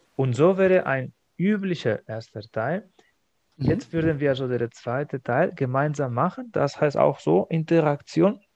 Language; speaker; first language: German; non-native, fluent; Spanish